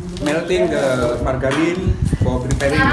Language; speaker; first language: English; non-native, learner; Indonesian